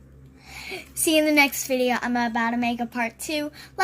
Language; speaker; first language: English; native; English